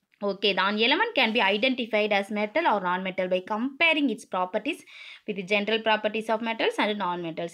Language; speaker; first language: English; non-native, local second language; Tamil